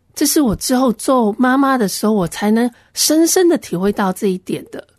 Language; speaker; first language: Chinese; non-native, local second language; Cantonese